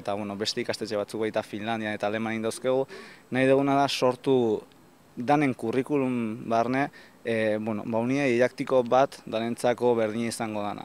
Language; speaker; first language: Basque; native; Basque